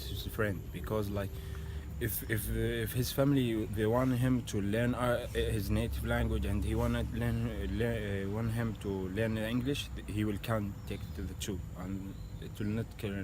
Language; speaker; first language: English; non-native, learner; Arabic